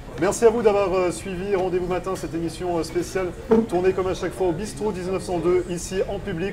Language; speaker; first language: French; native; French